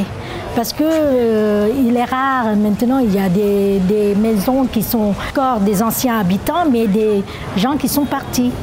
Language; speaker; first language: French; non-native, learner; Vietnamese